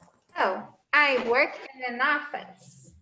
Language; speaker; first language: English; non-native, fluent; Portuguese